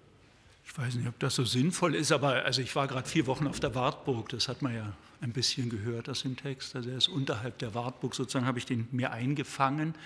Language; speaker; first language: German; native; German